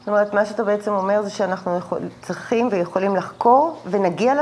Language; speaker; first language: Hebrew; native; Hebrew